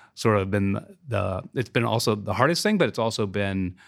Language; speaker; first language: English; native; English